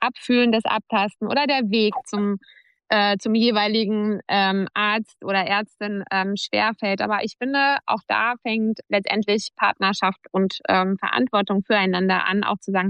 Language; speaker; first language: German; native; German